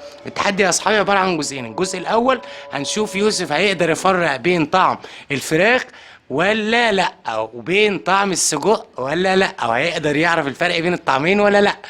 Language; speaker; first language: Arabic; native; Arabic